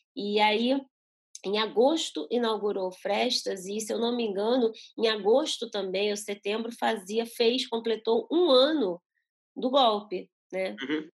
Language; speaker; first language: Portuguese; early bilingual, other home language; Spanish